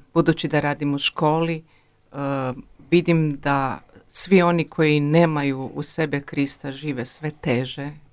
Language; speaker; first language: Croatian; native; Croatian